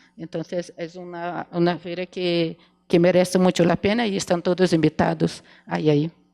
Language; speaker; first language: Spanish; non-native, fluent; Portuguese